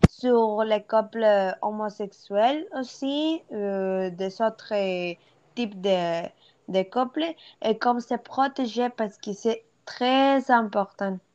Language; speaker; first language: French; non-native, learner; Spanish